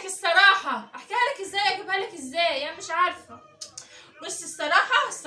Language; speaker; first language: Arabic; native; Arabic